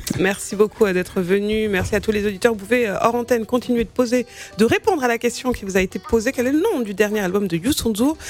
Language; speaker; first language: French; native; French